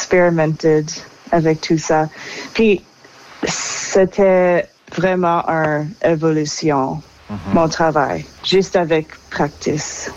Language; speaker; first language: French; non-native, local second language; English